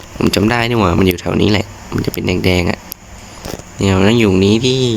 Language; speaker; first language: Thai; native; Thai